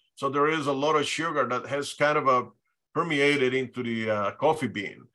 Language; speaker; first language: English; non-native, fluent; Spanish